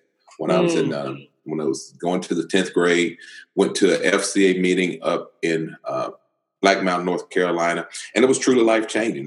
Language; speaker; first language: English; native; English